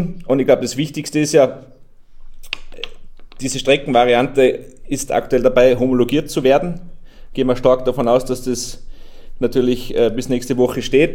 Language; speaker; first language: German; native; German